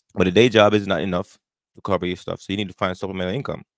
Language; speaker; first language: English; non-native, local second language; Jamaican Creole English